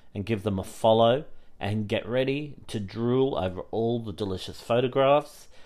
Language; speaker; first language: English; native; English